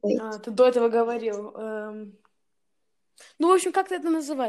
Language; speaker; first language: Russian; early bilingual, heritage; Russian